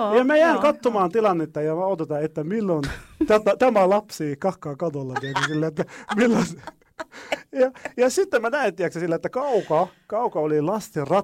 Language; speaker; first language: Finnish; non-native, fluent; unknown